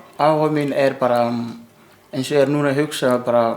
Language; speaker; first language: Icelandic; non-native, learner; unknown